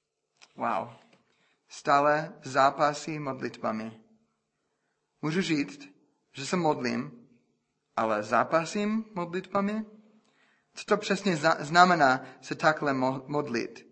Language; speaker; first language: Czech; non-native, fluent; English